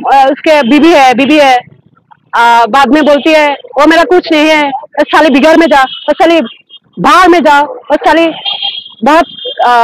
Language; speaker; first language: Hindi; non-native, learner; Bangla